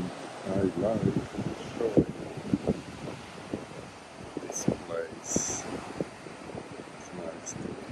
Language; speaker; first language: English; non-native, learner; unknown